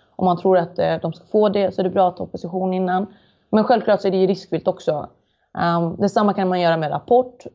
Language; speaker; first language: Swedish; native; Swedish